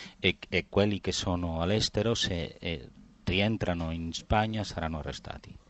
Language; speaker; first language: Italian; non-native, fluent; Catalan